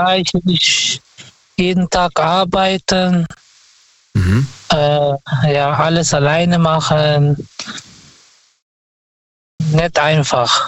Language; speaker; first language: German; non-native, fluent; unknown